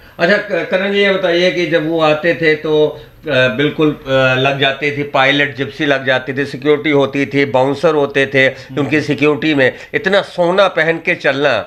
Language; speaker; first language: Hindi; native; Hindi